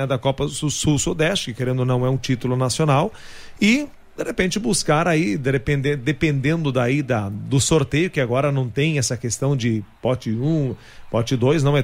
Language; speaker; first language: Portuguese; native; Portuguese